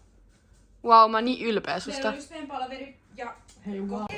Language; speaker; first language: Finnish; native; Finnish